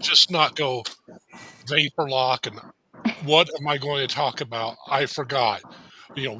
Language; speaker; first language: English; native; English